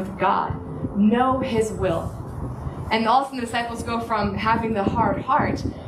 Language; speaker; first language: English; native; English